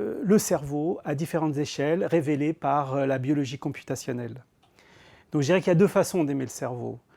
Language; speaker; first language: French; native; French